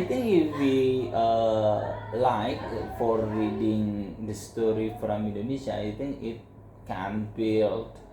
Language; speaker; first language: English; non-native, learner; Indonesian